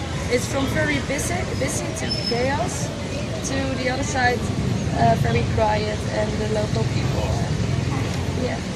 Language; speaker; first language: English; non-native, fluent; Dutch